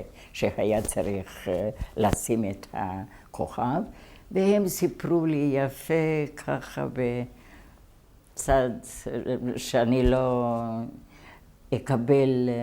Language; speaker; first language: Hebrew; non-native, fluent; Hungarian